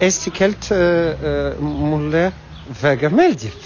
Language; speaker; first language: Estonian; non-native, learner; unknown